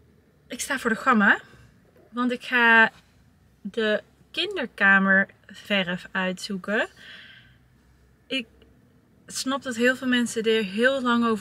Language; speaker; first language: Dutch; native; Dutch